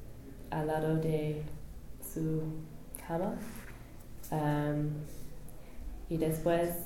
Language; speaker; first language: Spanish; non-native, learner; English